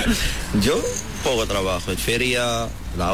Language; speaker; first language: Spanish; non-native, learner; Arabic